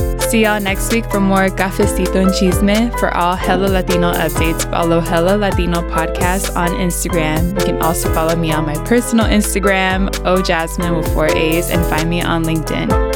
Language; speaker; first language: English; early bilingual, other home language; Spanish